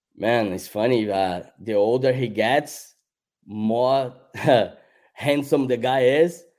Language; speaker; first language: English; non-native, fluent; Portuguese